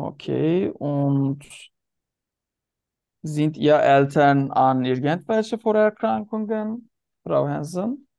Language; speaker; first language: German; non-native, learner; Turkish